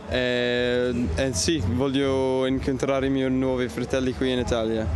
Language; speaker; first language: Italian; non-native, fluent; English